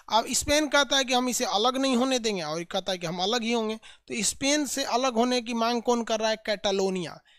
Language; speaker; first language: Hindi; native; Hindi